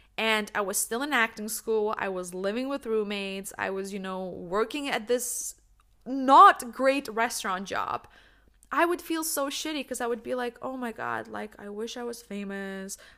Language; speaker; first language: English; non-native, fluent; Lithuanian